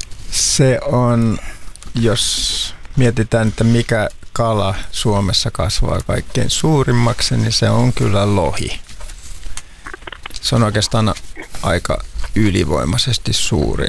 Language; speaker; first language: Finnish; native; Finnish